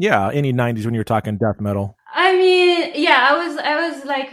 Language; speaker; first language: English; non-native, fluent; French